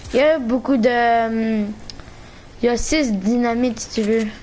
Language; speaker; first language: French; native; French